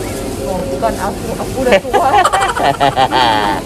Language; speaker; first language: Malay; non-native, fluent; Thai